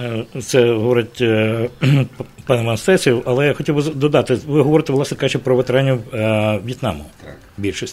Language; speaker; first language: Ukrainian; native; Ukrainian